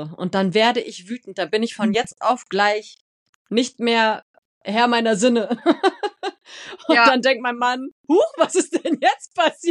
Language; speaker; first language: German; native; German